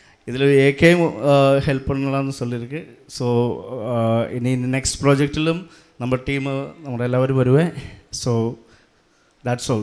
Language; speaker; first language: Tamil; non-native, learner; Malayalam